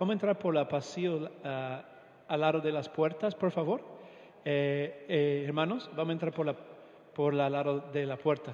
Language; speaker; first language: Spanish; non-native, fluent; English